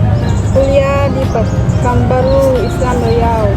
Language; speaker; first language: Indonesian; non-native, learner; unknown